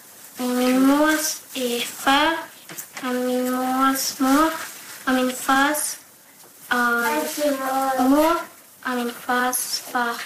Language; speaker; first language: Danish; early bilingual, heritage; Danish